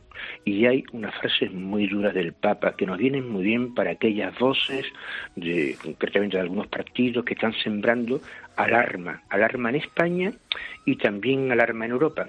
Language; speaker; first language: Spanish; native; Spanish